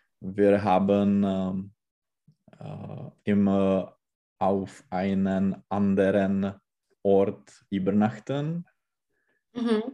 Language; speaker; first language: German; non-native, learner; Czech